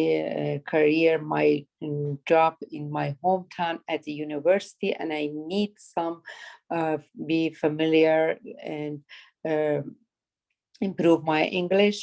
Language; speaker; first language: English; non-native, learner; Persian